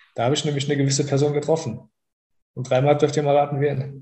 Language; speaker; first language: German; native; German